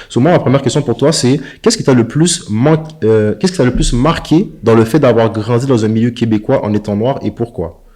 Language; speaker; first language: French; native; French